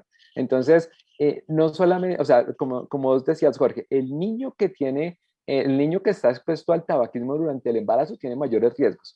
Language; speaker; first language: Spanish; native; Spanish